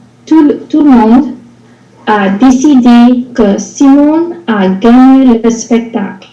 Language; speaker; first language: French; non-native, learner; English